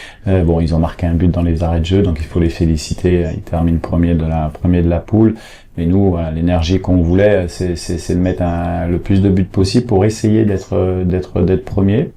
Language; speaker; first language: French; native; French